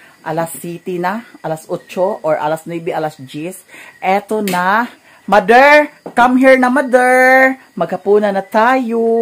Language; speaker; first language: Filipino; non-native, local second language; Cebuano